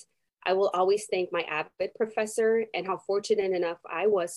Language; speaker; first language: English; non-native, fluent; Spanish